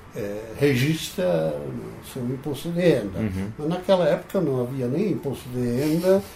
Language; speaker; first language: Portuguese; non-native, fluent; Dutch